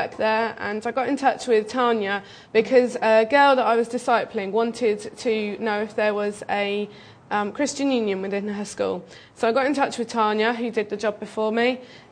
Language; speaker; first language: English; native; English